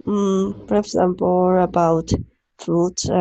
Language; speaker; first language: English; non-native, learner; Spanish